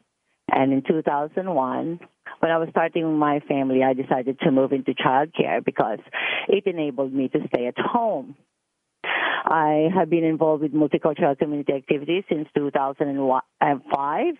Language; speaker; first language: English; non-native, local second language; Filipino